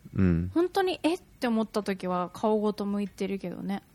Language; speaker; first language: Japanese; native; Japanese